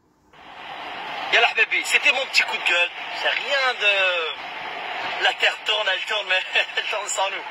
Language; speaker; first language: French; early bilingual, other home language; Arabic